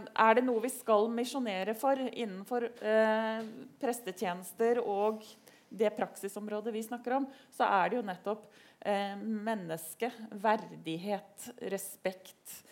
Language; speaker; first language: Norwegian; native; Norwegian